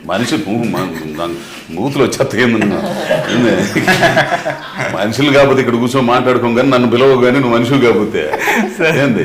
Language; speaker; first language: Telugu; native; Telugu